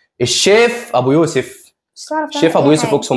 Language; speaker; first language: Arabic; native; Arabic